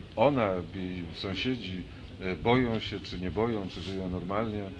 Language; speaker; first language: Polish; native; Polish